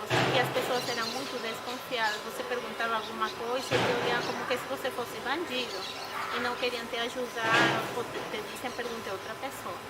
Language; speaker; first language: Portuguese; non-native, fluent; Spanish